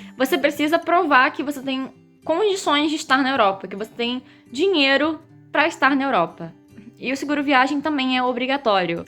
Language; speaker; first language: Portuguese; native; Portuguese